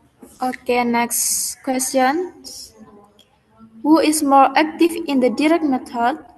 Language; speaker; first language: English; non-native, learner; Indonesian